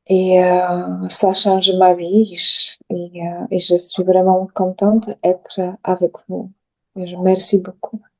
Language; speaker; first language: French; non-native, learner; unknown